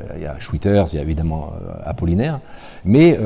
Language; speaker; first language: French; native; French